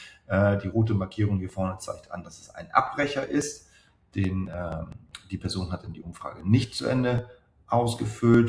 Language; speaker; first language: German; native; German